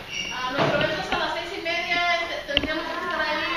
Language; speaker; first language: Spanish; native; Spanish